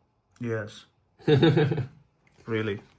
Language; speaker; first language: English; non-native, learner; Turkish